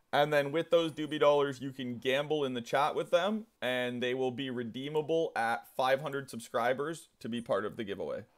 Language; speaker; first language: English; native; English